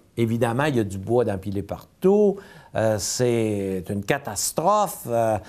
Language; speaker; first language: French; native; French